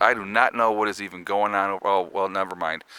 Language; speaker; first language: English; native; English